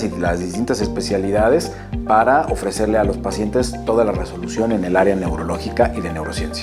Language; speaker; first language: Spanish; native; Spanish